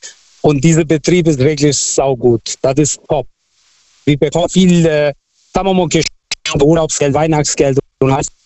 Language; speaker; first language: German; non-native, fluent; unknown